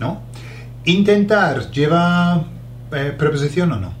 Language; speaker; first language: Spanish; non-native, fluent; English